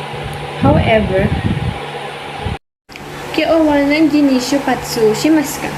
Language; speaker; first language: Japanese; non-native, learner; Filipino